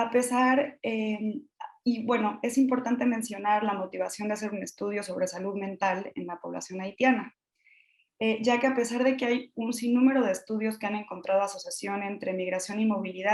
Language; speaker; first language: Spanish; native; Spanish